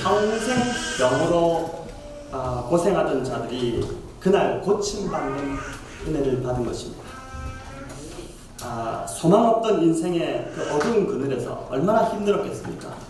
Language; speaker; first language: Korean; native; Korean